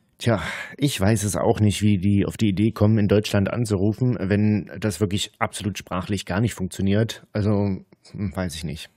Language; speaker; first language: German; native; German